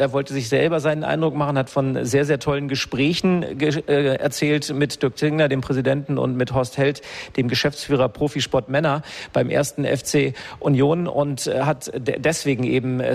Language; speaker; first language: German; native; German